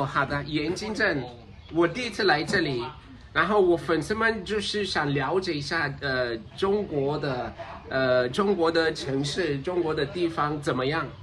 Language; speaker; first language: Chinese; non-native, fluent; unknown